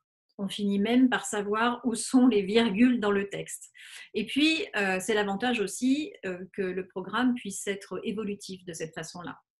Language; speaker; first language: French; native; French